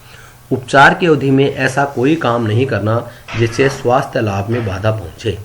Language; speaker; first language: Hindi; native; Hindi